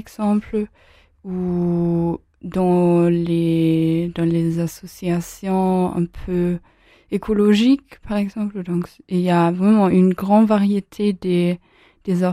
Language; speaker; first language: French; non-native, fluent; German